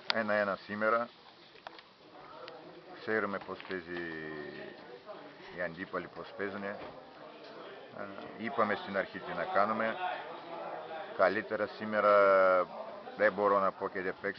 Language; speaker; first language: Greek; non-native, learner; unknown